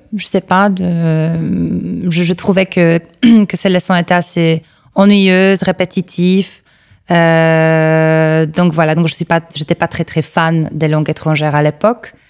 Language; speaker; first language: French; non-native, fluent; Polish